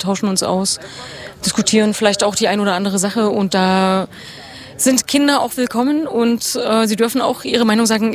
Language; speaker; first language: German; native; German